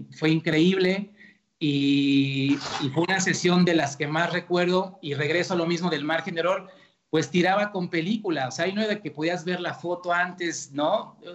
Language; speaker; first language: Spanish; native; Spanish